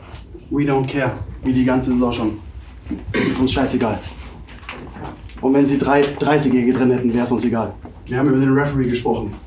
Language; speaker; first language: German; native; German